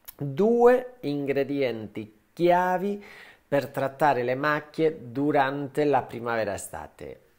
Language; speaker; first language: Italian; non-native, fluent; Spanish